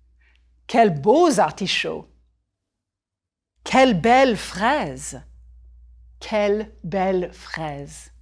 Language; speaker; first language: French; non-native, fluent; English